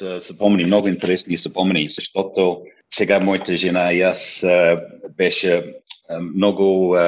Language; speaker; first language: Bulgarian; non-native, learner; English